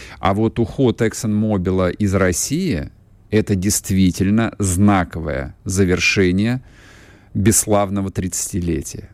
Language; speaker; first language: Russian; native; Russian